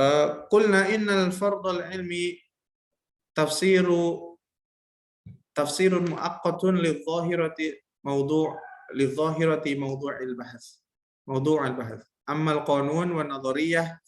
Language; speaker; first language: Arabic; non-native, learner; Indonesian